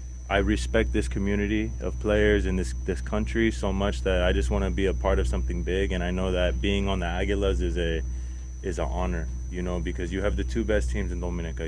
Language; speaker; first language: English; native; English